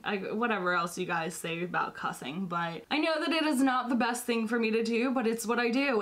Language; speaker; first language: English; native; English